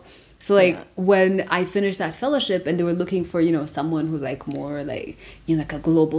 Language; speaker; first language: English; non-native, local second language; Kinyarwanda